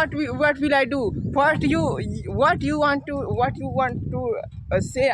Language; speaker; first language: English; non-native, learner; Hindi